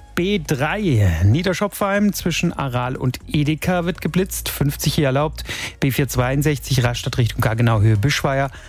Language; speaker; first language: German; native; German